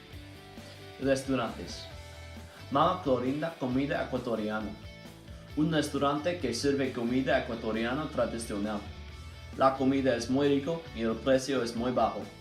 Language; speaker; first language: Spanish; non-native, learner; English